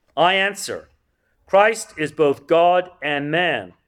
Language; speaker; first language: English; native; English